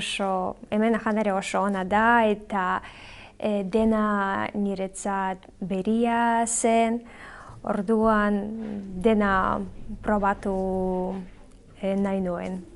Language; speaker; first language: Basque; non-native, learner; Belarusian